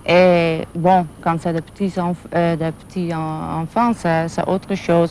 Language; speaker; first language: French; non-native, fluent; German